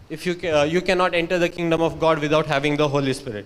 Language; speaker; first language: English; non-native, local second language; Kannada